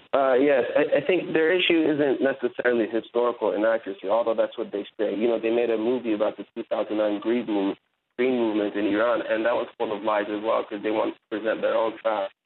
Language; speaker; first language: English; native; English